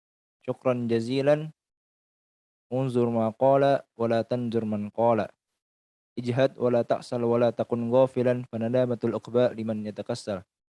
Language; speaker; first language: Arabic; non-native, learner; Indonesian